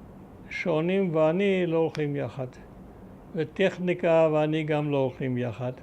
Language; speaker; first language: Hebrew; early bilingual, other home language; German